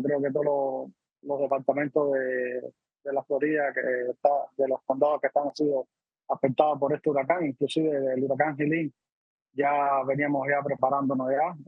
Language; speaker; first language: Spanish; native; Spanish